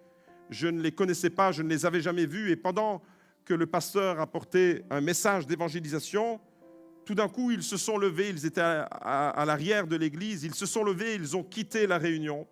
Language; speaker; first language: French; native; French